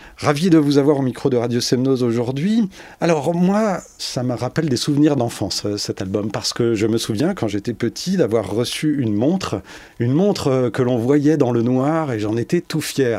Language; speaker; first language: French; native; French